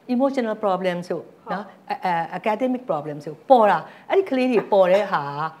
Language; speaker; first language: Burmese; native; Burmese